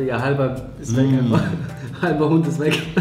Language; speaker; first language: German; native; German